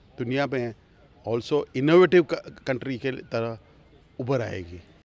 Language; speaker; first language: Hindi; non-native, local second language; Gujarati